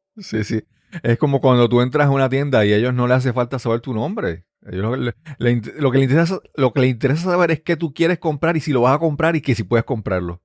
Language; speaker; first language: Spanish; native; Spanish